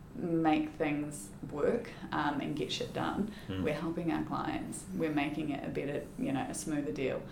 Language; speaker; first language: English; native; English